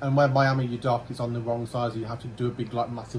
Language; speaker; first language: English; native; English